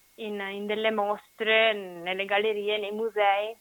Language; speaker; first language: Italian; native; Italian